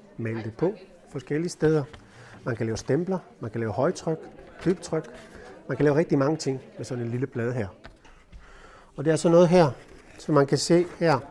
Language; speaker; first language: Danish; non-native, fluent; Spanish